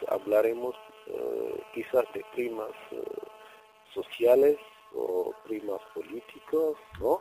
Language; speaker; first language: Spanish; non-native, fluent; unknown